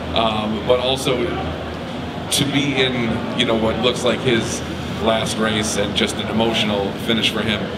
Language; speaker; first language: English; native; English